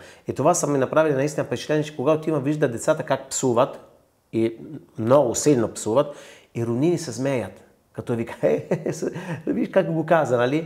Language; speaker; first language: Bulgarian; non-native, fluent; Italian